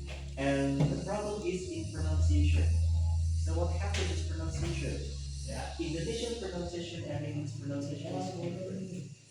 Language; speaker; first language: English; non-native, fluent; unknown